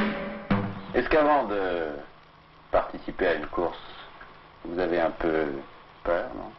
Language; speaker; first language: French; native; French